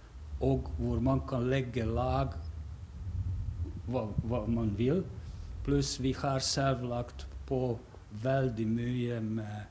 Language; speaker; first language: Norwegian; non-native, fluent; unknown